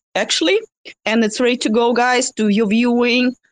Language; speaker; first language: English; non-native, fluent; Russian